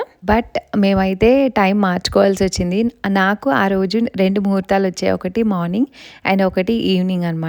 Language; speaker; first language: Telugu; native; Telugu